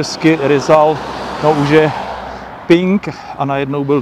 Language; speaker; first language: Russian; non-native, learner; Czech